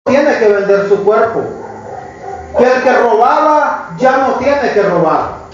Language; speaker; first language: Spanish; native; Spanish